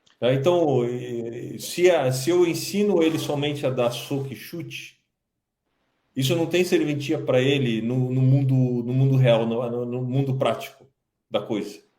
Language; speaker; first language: Portuguese; early bilingual, other home language; Kabuverdianu